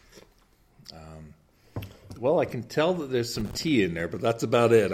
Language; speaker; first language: English; native; English